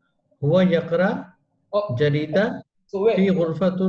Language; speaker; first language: Arabic; non-native, learner; Urdu